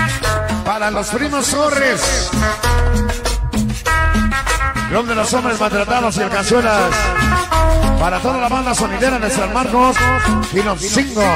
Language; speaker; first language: Spanish; native; Spanish